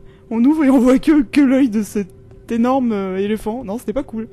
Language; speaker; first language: French; native; French